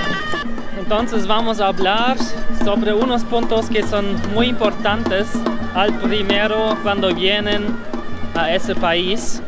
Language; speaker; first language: Spanish; non-native, learner; German